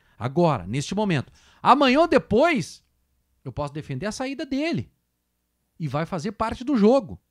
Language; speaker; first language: Portuguese; native; Portuguese